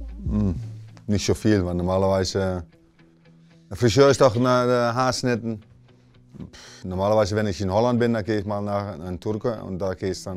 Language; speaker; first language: German; non-native, learner; Dutch